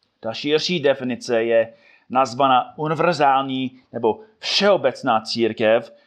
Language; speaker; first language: Czech; non-native, fluent; English